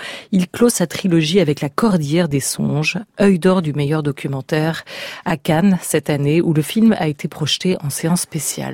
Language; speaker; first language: French; native; French